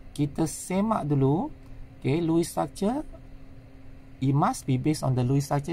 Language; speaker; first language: English; non-native, local second language; Malay